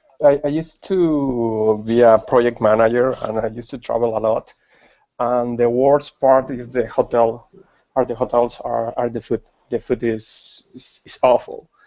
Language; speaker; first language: English; non-native, learner; Spanish